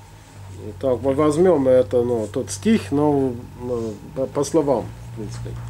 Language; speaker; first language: Russian; non-native, fluent; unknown